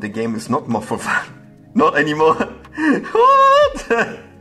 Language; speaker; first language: English; non-native, learner; German